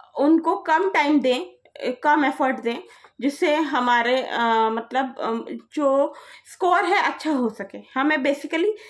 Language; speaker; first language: Hindi; native; Hindi